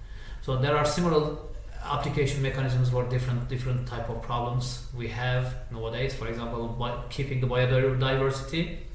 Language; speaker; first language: English; non-native, fluent; Turkish